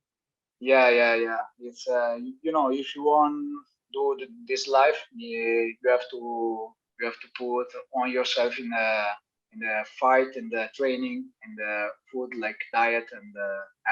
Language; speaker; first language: English; non-native, learner; Italian